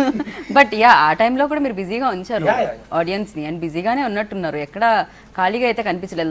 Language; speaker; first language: Telugu; native; Telugu